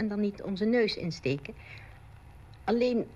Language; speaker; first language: Dutch; native; Dutch